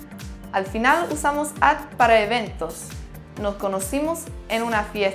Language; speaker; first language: Spanish; non-native, fluent; English